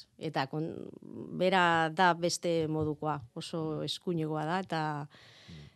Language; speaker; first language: Basque; non-native, local second language; Spanish